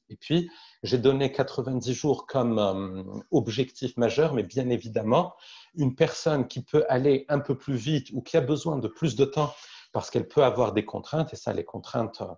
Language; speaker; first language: French; native; French